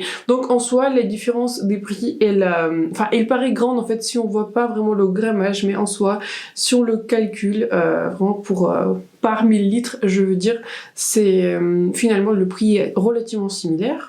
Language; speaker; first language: French; native; French